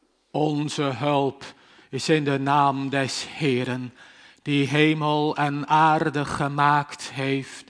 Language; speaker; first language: Dutch; native; Dutch